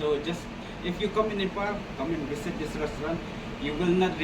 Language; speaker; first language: English; non-native, local second language; Khasi